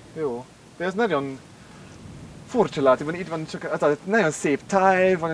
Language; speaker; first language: Hungarian; non-native, learner; English